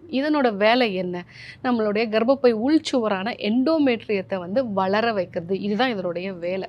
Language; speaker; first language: Tamil; native; Tamil